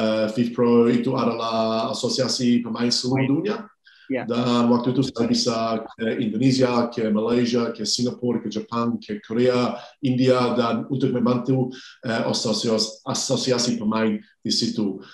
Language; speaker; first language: Indonesian; non-native, fluent; English